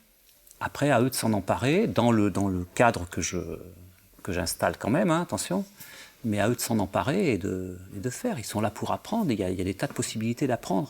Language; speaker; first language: French; native; French